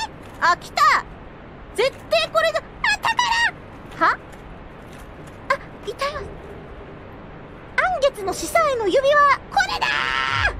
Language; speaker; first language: Japanese; native; Japanese